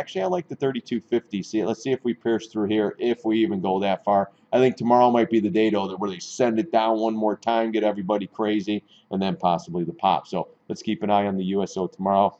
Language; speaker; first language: English; native; English